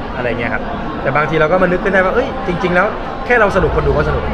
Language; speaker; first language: Thai; native; Thai